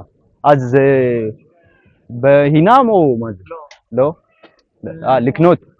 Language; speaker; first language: Hebrew; non-native, learner; Amharic